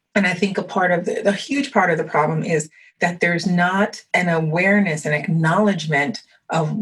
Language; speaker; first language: English; early bilingual, other home language; French